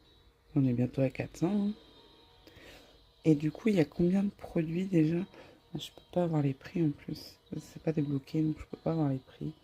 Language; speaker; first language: French; native; French